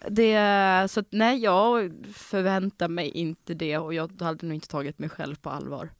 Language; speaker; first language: Swedish; native; Swedish